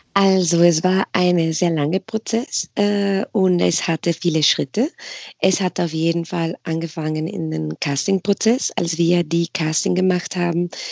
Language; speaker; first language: German; non-native, fluent; Spanish